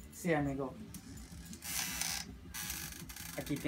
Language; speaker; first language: Spanish; non-native, learner; English